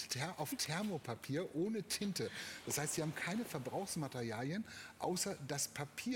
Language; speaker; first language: German; native; German